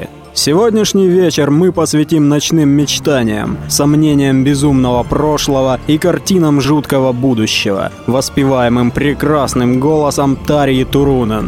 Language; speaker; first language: Russian; native; Russian